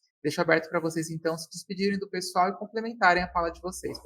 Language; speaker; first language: Portuguese; native; Portuguese